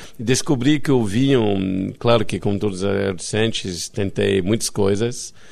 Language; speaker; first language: Portuguese; non-native, fluent; English